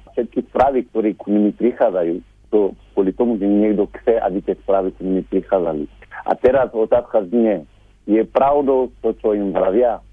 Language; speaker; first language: Slovak; non-native, fluent; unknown